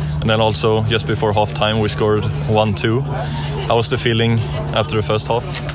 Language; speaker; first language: English; non-native, fluent; Swedish